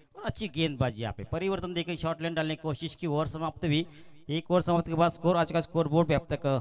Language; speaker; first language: Hindi; non-native, local second language; Marathi